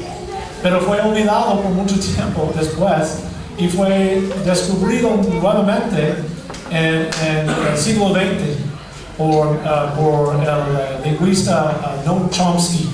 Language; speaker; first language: Spanish; non-native, fluent; English